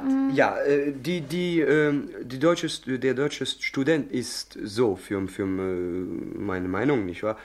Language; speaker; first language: German; non-native, learner; French